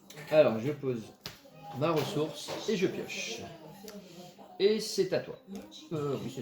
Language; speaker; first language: French; native; French